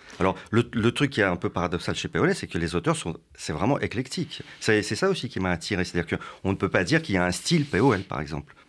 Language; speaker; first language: French; early bilingual, other home language; Russian